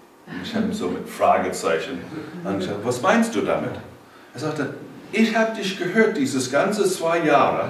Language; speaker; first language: German; non-native, learner; English